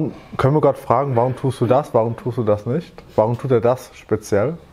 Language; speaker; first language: German; native; German